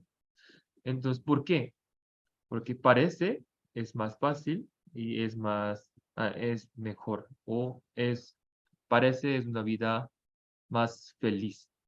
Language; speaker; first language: Spanish; non-native, fluent; Korean